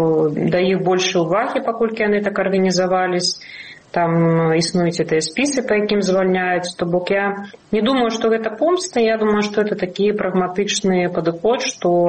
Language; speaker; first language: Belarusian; non-native, local second language; Russian